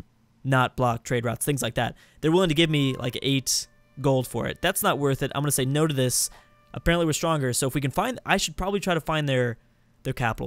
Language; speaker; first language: English; native; English